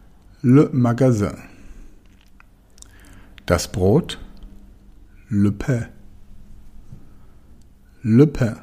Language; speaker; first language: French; non-native, fluent; German